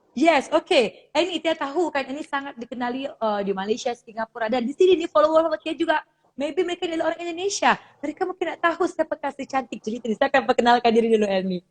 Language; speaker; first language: Malay; native; Malay